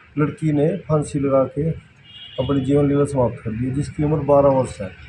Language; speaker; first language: Hindi; native; Hindi